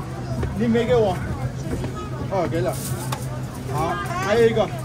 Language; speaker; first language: Chinese; non-native, learner; Bangla